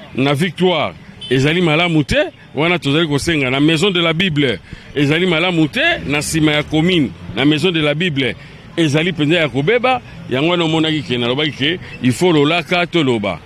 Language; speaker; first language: Lingala; native; Lingala